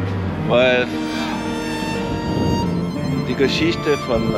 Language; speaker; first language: German; non-native, fluent; French